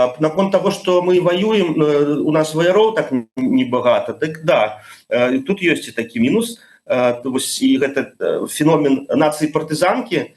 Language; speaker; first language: Belarusian; non-native, local second language; Russian